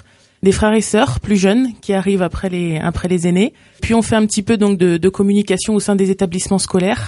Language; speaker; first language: French; native; French